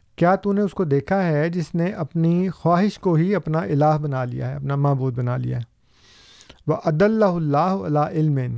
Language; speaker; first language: Urdu; native; Urdu